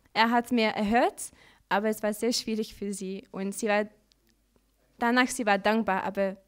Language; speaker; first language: German; non-native, learner; Dutch